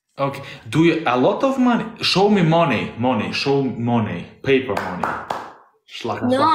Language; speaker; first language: English; non-native, learner; Albanian